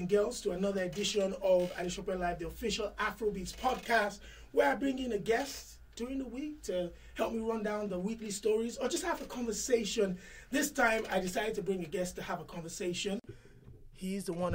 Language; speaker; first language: English; non-native, local second language; Yoruba